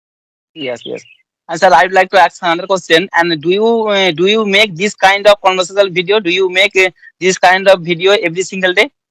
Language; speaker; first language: English; non-native, learner; Bangla